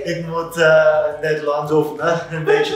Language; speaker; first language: Dutch; non-native, learner; English